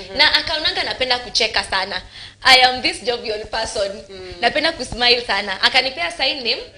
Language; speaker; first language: Swahili; native; Swahili